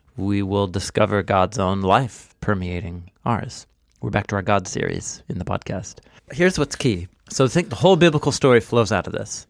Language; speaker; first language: English; native; English